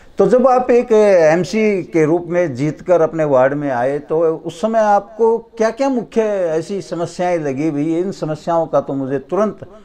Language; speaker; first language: Hindi; native; Hindi